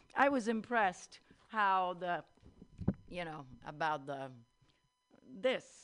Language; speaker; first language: English; non-native, fluent; Italian